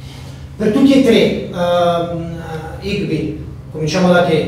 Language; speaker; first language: Italian; native; Italian